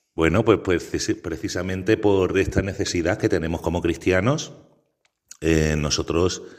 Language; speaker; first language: Spanish; native; Spanish